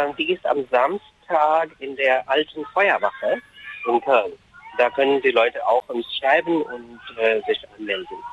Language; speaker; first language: German; non-native, fluent; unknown